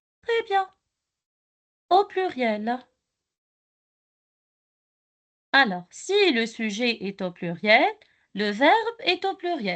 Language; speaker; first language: French; non-native, local second language; Arabic